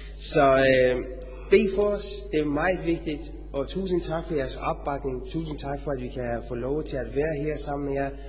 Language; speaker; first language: Danish; non-native, fluent; Persian